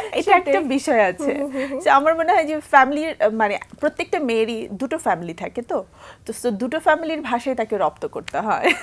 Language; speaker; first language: Bangla; native; Bangla